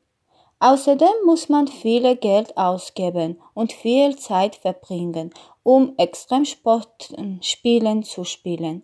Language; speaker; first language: German; non-native, learner; Armenian